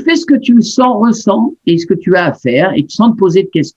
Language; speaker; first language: French; native; French